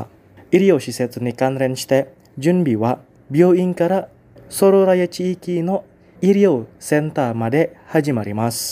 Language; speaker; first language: Japanese; non-native, fluent; Indonesian